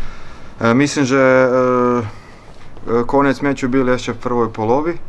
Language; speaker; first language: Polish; non-native, learner; Croatian